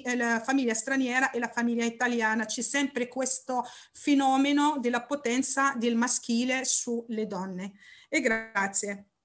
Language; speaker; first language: Italian; non-native, learner; Arabic